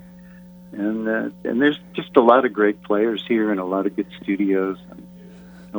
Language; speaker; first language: English; native; English